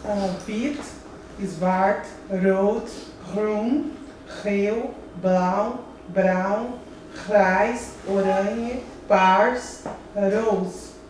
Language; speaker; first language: Dutch; non-native, learner; Portuguese